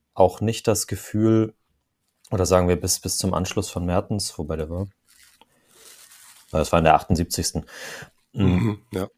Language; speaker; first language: German; native; German